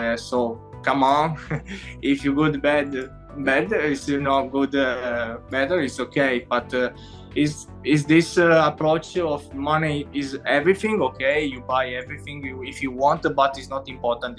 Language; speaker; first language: English; non-native, learner; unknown